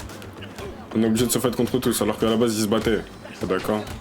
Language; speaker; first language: French; native; French